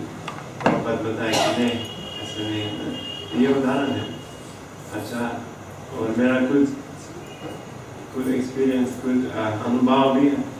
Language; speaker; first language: Hindi; non-native, fluent; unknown